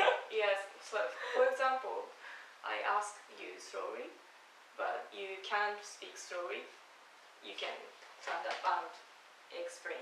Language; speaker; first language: English; non-native, learner; Japanese